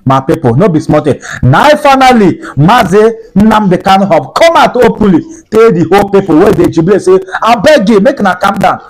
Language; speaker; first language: Nigerian Pidgin; non-native, local second language; Igbo